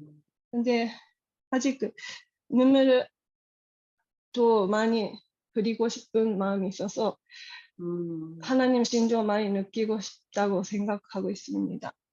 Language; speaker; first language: Korean; non-native, learner; Japanese